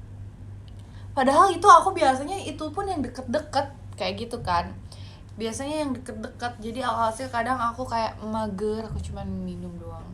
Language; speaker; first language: Indonesian; native; Indonesian